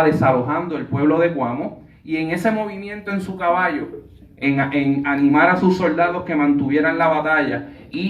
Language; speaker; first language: Spanish; native; Spanish